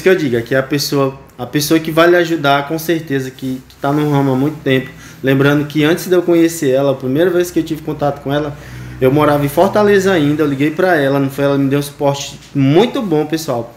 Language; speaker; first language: Portuguese; native; Portuguese